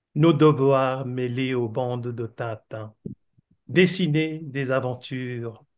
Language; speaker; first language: French; non-native, fluent; Bangla